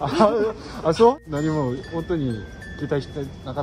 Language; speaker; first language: Japanese; non-native, fluent; Korean